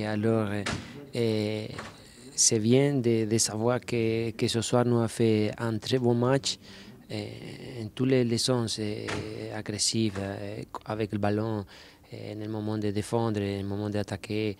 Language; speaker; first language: French; non-native, fluent; Spanish